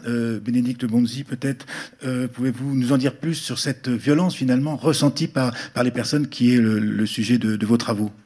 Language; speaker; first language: French; native; French